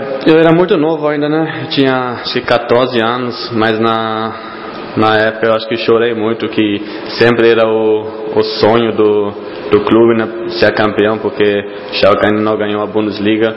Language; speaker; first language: Portuguese; non-native, fluent; German